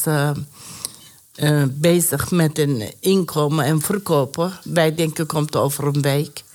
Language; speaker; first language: Dutch; non-native, learner; Persian